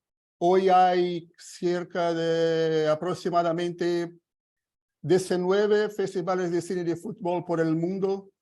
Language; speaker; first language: Spanish; non-native, learner; Portuguese